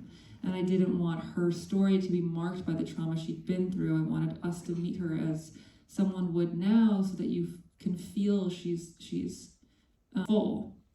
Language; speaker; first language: English; native; English